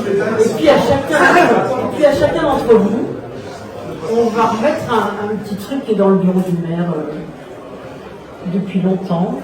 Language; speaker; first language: French; native; French